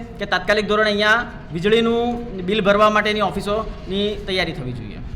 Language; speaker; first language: Gujarati; native; Gujarati